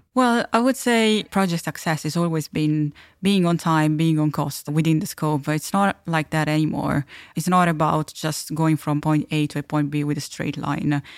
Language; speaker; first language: English; non-native, fluent; Italian